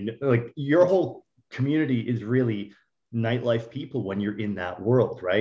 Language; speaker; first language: English; native; English